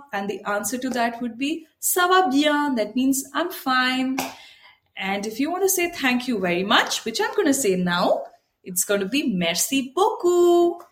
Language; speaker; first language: English; non-native, local second language; Tamil